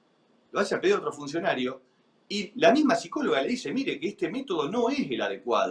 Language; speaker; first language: Spanish; native; Spanish